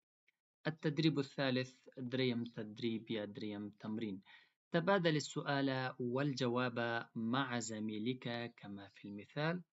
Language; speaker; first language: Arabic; non-native, fluent; Pashto